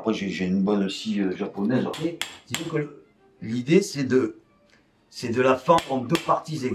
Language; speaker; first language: French; native; French